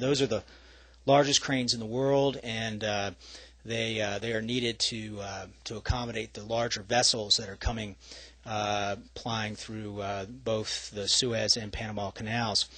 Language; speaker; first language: English; native; English